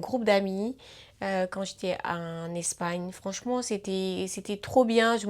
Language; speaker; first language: French; non-native, local second language; Wolof